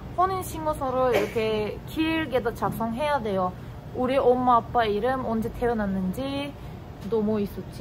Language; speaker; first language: Korean; non-native, fluent; Turkish